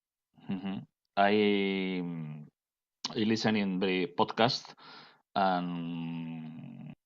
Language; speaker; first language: English; non-native, learner; Catalan